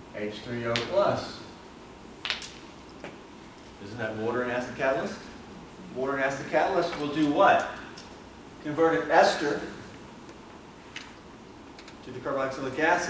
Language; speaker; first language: English; native; English